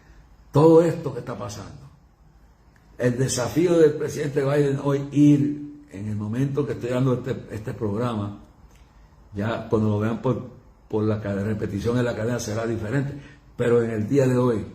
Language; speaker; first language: Spanish; native; Spanish